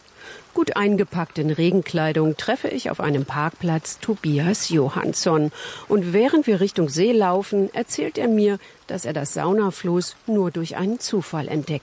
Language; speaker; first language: German; native; German